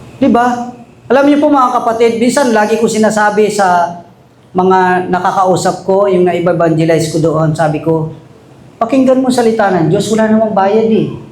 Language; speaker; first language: Filipino; non-native, local second language; Aklanon